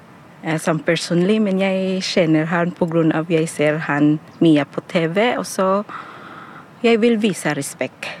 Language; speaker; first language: Norwegian; non-native, fluent; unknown